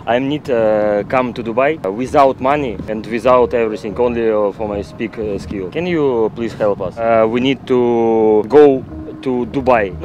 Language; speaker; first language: English; non-native, learner; Russian